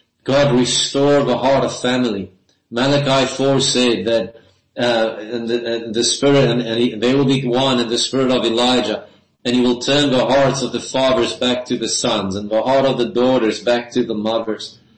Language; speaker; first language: English; non-native, local second language; Afrikaans